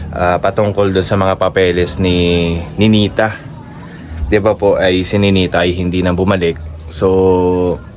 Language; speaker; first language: Filipino; native; Filipino